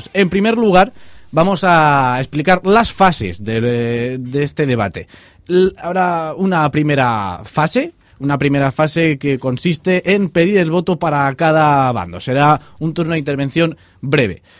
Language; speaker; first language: Spanish; native; Spanish